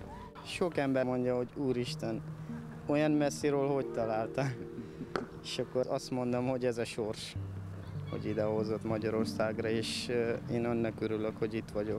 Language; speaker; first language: Hungarian; non-native, fluent; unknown